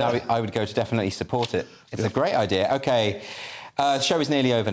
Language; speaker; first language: English; native; English